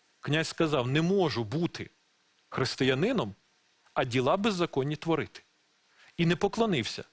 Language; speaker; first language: Ukrainian; non-native, local second language; Russian